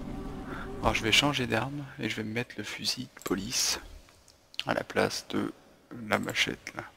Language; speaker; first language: French; native; French